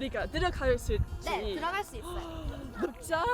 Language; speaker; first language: Korean; non-native, learner; English